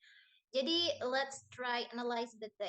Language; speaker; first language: English; non-native, learner; Indonesian